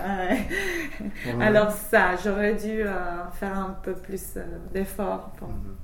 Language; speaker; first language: French; non-native, fluent; English